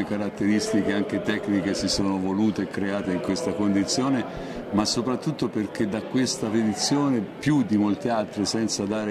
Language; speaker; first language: Italian; native; Italian